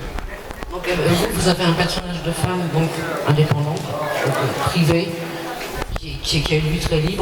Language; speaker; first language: French; native; French